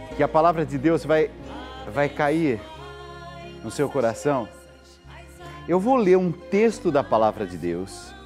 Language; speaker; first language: Portuguese; native; Portuguese